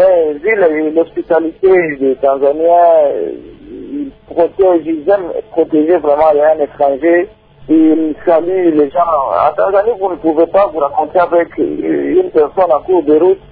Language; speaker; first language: French; non-native, local second language; Swahili